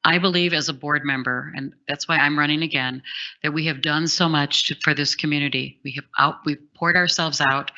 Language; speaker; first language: English; native; English